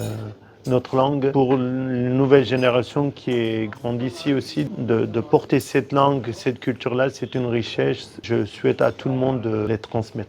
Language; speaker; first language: French; non-native, fluent; Kurdish